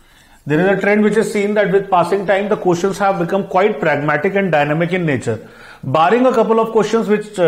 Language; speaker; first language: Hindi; native; Hindi